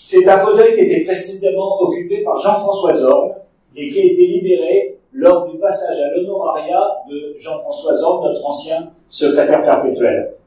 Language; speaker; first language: French; native; French